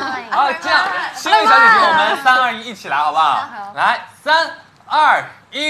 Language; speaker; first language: Chinese; native; Chinese